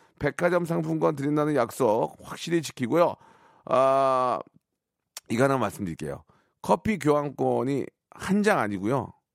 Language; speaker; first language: Korean; native; Korean